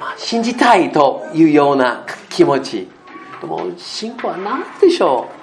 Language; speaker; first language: Japanese; non-native, learner; English